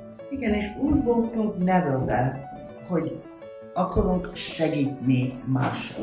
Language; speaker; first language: Hungarian; early bilingual, heritage; Hungarian